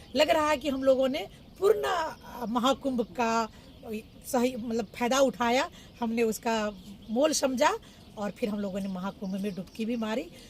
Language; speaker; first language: Hindi; native; Hindi